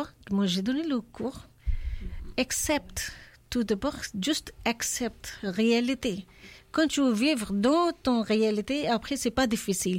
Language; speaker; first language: French; non-native, learner; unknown